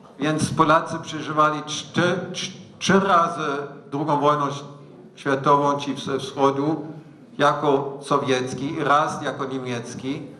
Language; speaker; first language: Polish; non-native, fluent; German